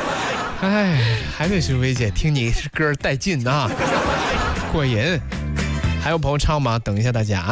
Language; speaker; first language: Chinese; native; Chinese